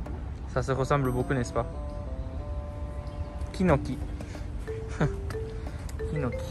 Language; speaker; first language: French; non-native, fluent; Japanese